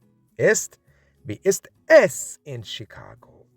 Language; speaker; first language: German; non-native, fluent; English